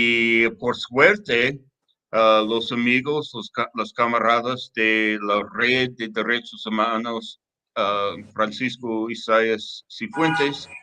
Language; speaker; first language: Spanish; non-native, learner; English